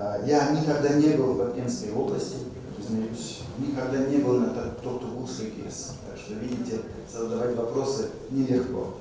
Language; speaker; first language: Russian; non-native, fluent; French